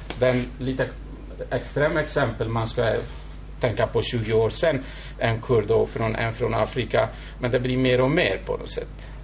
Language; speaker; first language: Swedish; non-native, fluent; Kurdish